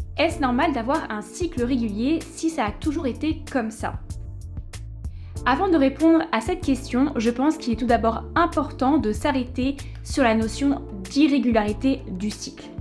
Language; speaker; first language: French; native; French